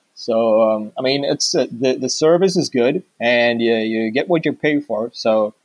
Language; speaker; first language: English; non-native, fluent; Swedish